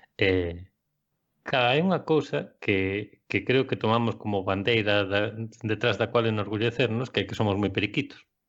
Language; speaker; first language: Galician; non-native, local second language; Spanish